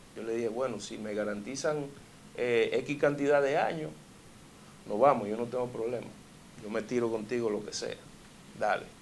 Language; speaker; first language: Spanish; early bilingual, heritage; Spanish